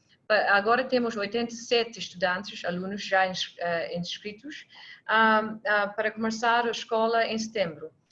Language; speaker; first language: Portuguese; non-native, fluent; English